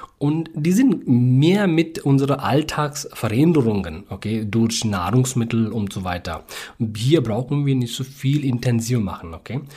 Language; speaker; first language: German; non-native, learner; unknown